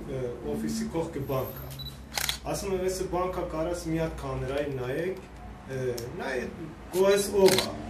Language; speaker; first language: Armenian; non-native, learner; Persian